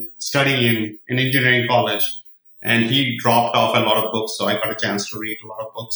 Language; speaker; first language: English; non-native, local second language; Kashmiri